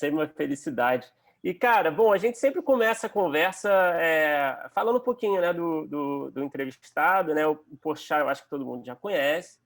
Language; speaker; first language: Portuguese; native; Portuguese